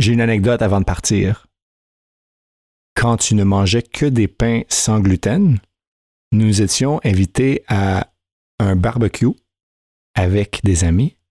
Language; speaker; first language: French; non-native, fluent; English